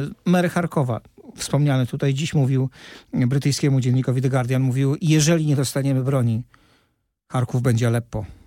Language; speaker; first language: Polish; native; Polish